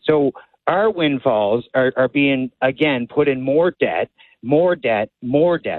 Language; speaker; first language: English; native; English